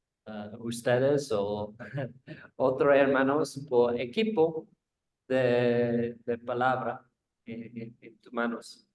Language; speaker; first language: Spanish; non-native, learner; English